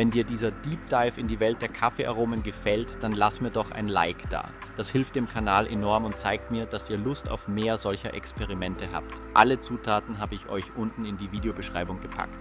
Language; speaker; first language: German; native; German